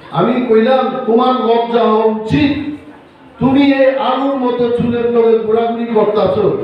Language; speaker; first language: Bangla; non-native, local second language; Kok Borok